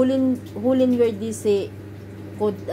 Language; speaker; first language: German; non-native, learner; Filipino